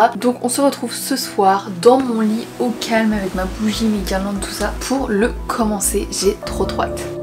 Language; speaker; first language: French; early bilingual, other home language; Vietnamese